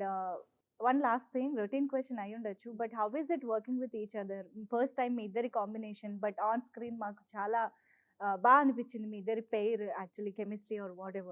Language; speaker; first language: Telugu; native; Telugu